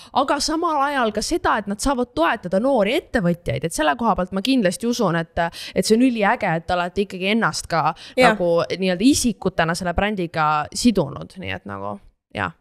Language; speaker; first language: Estonian; native; Estonian